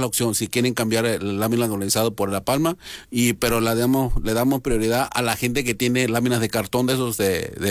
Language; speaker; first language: Spanish; non-native, local second language; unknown